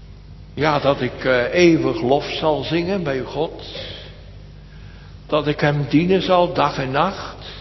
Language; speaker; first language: Dutch; native; Dutch